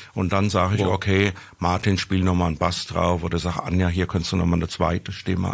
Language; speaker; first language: German; native; German